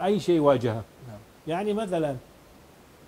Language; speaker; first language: Arabic; native; Arabic